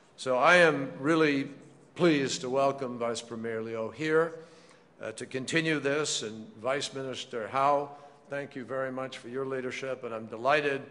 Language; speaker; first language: English; native; English